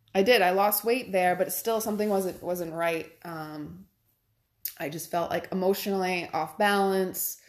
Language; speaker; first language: English; native; English